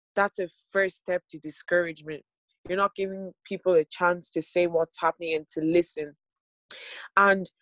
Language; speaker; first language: English; native; English